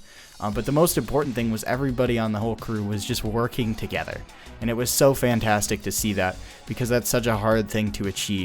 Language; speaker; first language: English; native; English